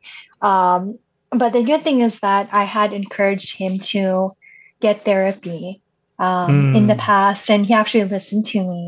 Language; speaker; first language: English; early bilingual, other home language; Cebuano